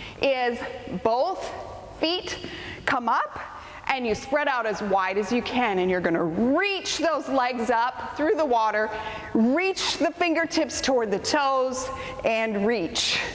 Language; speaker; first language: English; native; English